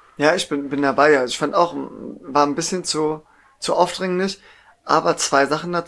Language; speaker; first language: German; native; German